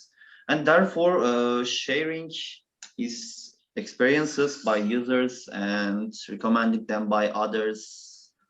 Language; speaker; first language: English; non-native, learner; Turkish